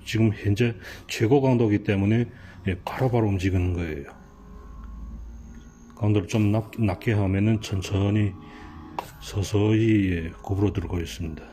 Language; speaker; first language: Korean; native; Korean